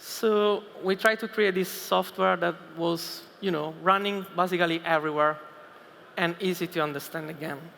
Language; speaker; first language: English; non-native, fluent; Italian